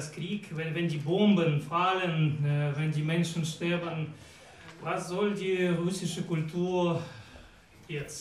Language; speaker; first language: German; non-native, learner; Russian